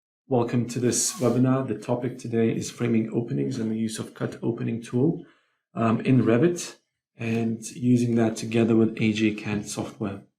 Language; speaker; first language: English; non-native, fluent; Lithuanian